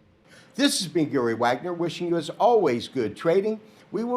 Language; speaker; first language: English; native; English